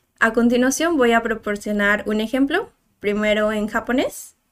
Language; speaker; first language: Spanish; native; Spanish